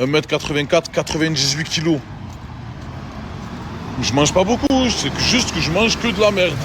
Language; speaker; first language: French; native; French